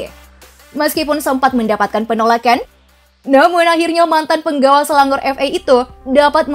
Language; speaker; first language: Indonesian; native; Indonesian